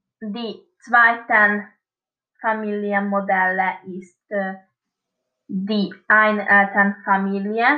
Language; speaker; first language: German; non-native, learner; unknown